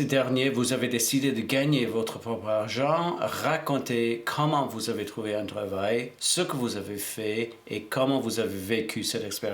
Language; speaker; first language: French; non-native, fluent; English